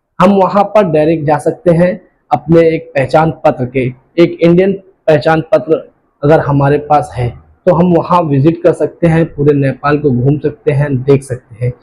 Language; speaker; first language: Hindi; native; Hindi